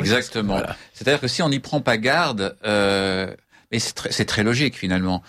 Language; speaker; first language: French; native; French